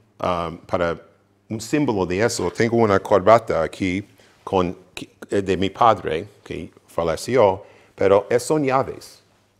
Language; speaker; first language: Spanish; non-native, fluent; English